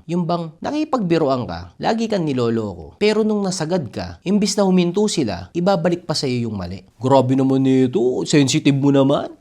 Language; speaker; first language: Filipino; native; Filipino